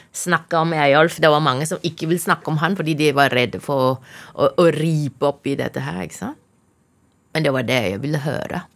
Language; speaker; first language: Norwegian; non-native, fluent; Chinese